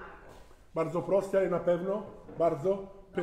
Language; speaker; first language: Polish; non-native, fluent; Italian